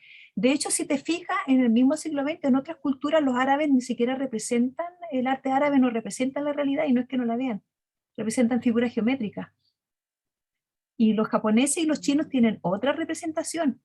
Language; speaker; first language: Spanish; native; Spanish